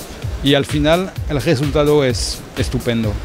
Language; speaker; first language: Spanish; non-native, fluent; French